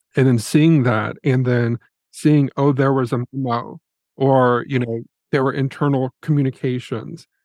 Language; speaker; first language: English; native; English